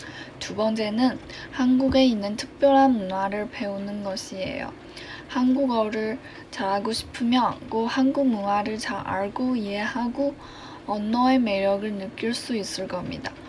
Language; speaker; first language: Korean; non-native, learner; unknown